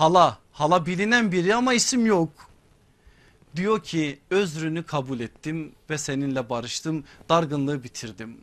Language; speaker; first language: Turkish; native; Turkish